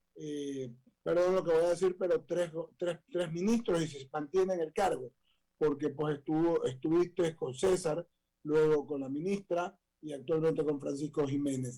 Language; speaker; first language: Spanish; native; Spanish